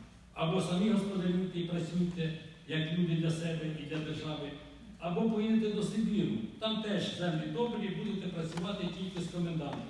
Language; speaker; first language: Ukrainian; native; Ukrainian